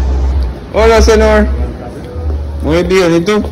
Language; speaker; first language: Spanish; non-native, learner; English